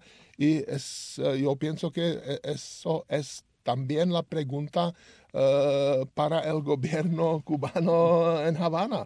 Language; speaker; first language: Spanish; non-native, learner; Czech